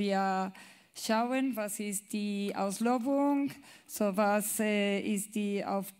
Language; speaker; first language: German; non-native, learner; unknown